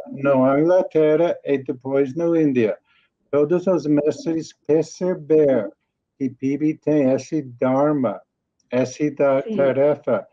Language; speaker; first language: Portuguese; non-native, learner; English